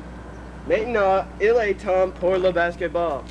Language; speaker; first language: French; non-native, learner; English